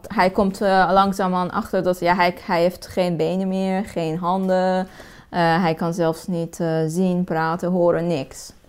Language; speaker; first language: Dutch; non-native, fluent; Persian